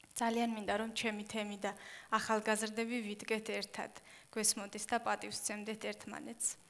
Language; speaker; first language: Georgian; non-native, local second language; Chechen